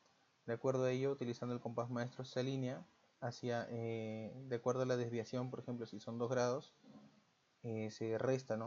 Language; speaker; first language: Spanish; native; Spanish